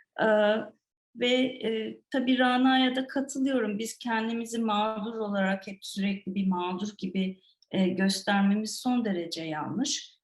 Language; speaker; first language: Turkish; non-native, fluent; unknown